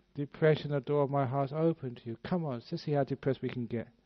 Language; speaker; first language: English; native; English